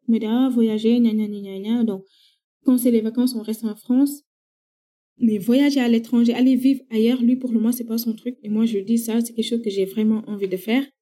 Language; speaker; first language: French; non-native, local second language; Wolof